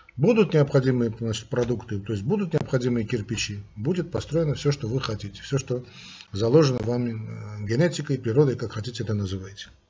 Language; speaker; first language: Russian; non-native, local second language; Armenian